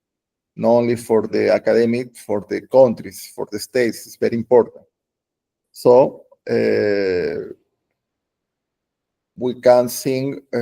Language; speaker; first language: English; non-native, learner; Spanish